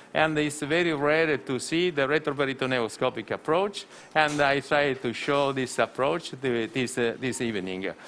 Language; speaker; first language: English; non-native, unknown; Italian